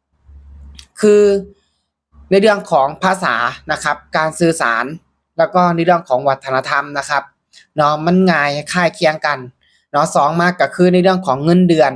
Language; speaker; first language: Thai; non-native, local second language; Northeastern Thai